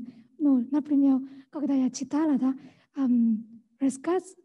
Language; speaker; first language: Russian; non-native, learner; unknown